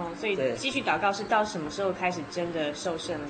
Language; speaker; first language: Chinese; native; Chinese